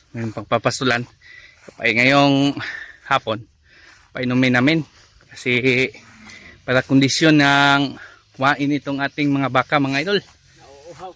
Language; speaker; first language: Filipino; non-native, local second language; Cebuano